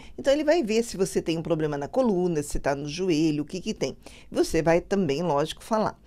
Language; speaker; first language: Portuguese; native; Portuguese